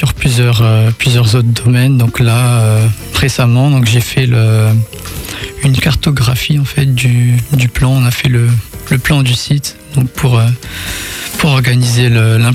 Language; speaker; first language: French; non-native, local second language; Malagasy